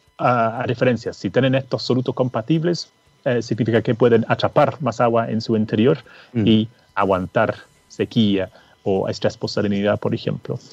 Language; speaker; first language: Spanish; non-native, fluent; English